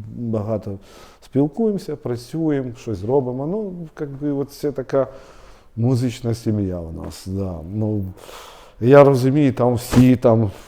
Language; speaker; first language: Ukrainian; non-native, local second language; Russian